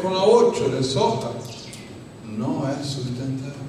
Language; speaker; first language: Spanish; non-native, fluent; Portuguese